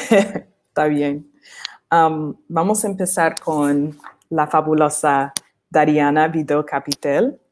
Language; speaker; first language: Spanish; non-native, fluent; English